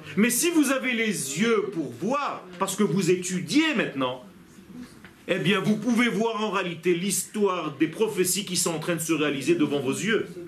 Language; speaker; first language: French; non-native, fluent; Hebrew